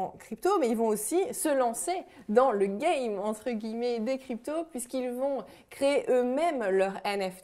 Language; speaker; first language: French; native; French